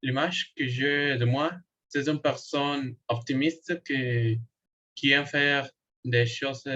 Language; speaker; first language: French; non-native, learner; Spanish